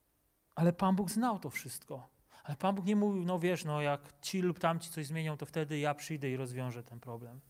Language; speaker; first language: Polish; native; Polish